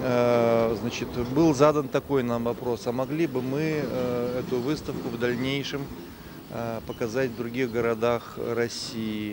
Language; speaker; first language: Russian; native; Russian